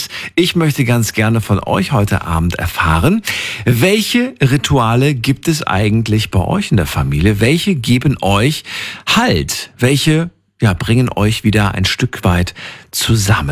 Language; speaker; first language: German; native; German